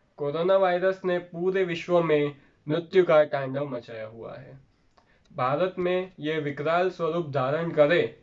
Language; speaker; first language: Hindi; non-native, local second language; Gujarati